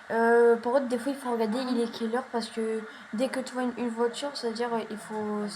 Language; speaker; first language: French; native; French